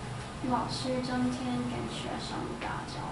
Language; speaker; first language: Chinese; non-native, learner; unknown